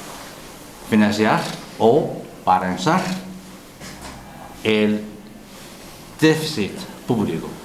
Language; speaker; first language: Spanish; non-native, learner; Chinese